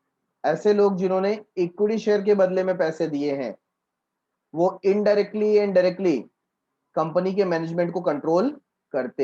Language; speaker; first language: Hindi; native; Hindi